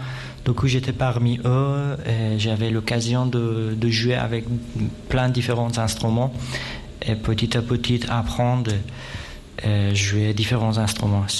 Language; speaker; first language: French; non-native, fluent; Persian